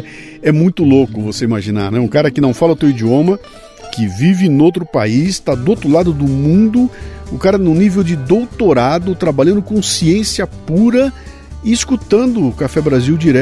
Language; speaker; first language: Portuguese; native; Portuguese